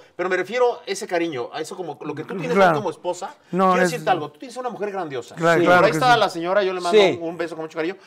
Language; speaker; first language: Spanish; native; Spanish